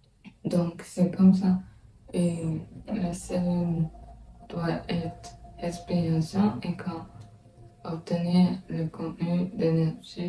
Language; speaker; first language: French; non-native, learner; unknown